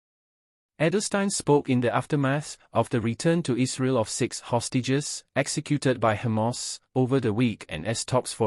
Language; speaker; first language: English; non-native, fluent; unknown